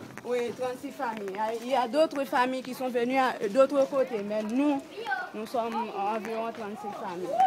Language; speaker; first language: French; non-native, local second language; Haitian Creole